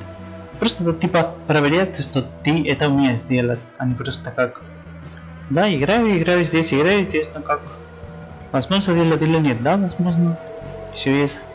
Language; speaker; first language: Russian; non-native, learner; Spanish